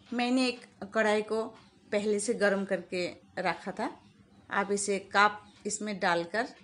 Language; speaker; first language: Hindi; non-native, local second language; Bangla